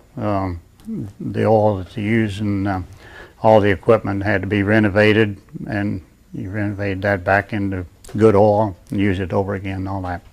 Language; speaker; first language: English; native; English